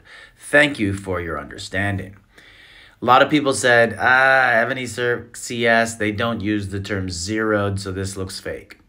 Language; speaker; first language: English; native; English